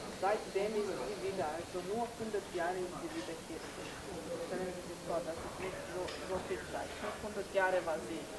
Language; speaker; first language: German; non-native, fluent; Macedonian